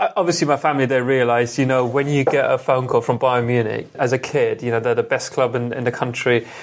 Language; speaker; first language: English; non-native, fluent; German